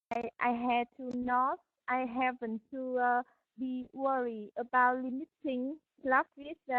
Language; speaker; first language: English; non-native, learner; Vietnamese